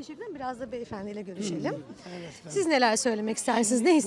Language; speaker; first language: Turkish; native; Turkish